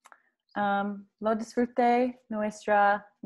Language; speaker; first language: Spanish; non-native, learner; English